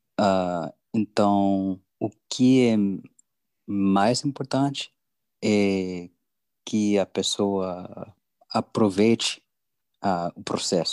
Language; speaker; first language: Portuguese; non-native, learner; English